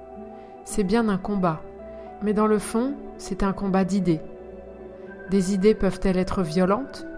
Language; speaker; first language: French; native; French